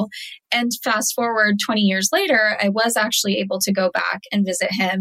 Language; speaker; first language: English; early bilingual, other home language; Telugu